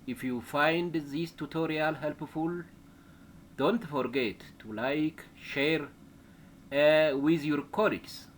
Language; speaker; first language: English; non-native, local second language; Amharic